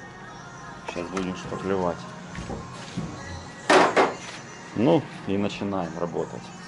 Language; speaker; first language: Russian; native; Russian